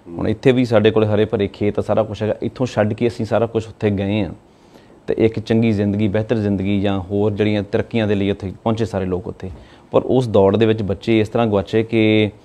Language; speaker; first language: Punjabi; native; Punjabi